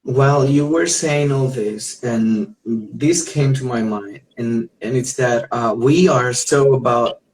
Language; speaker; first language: English; non-native, fluent; Spanish